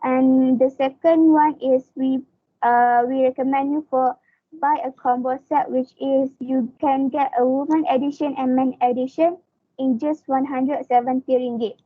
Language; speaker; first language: English; non-native, local second language; Malay